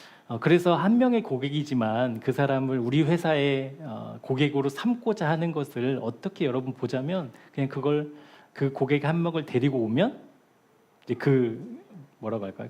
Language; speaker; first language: Korean; native; Korean